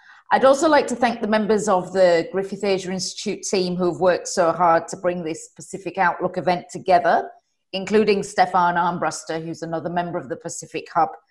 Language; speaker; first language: English; native; English